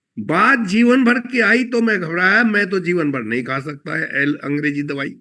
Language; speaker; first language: Hindi; native; Hindi